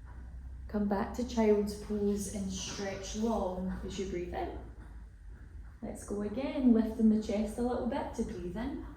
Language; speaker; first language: English; native; English